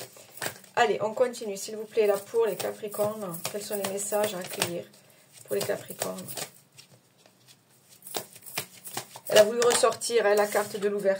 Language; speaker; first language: French; native; French